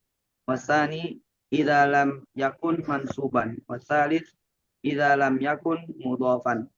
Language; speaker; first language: Arabic; non-native, learner; Indonesian